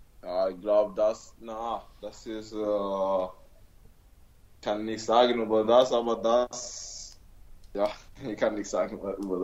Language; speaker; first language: German; non-native, learner; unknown